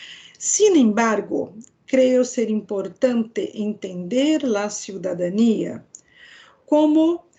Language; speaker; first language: Spanish; non-native, fluent; Portuguese